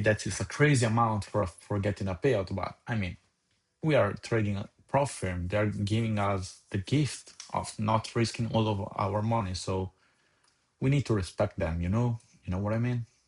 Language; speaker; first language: English; non-native, fluent; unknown